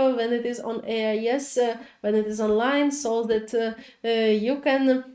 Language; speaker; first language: English; non-native, fluent; Ukrainian